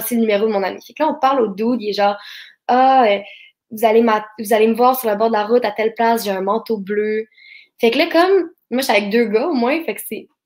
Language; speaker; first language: French; native; French